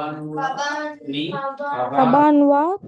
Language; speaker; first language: Japanese; non-native, learner; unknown